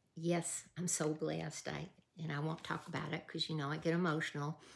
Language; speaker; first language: English; native; English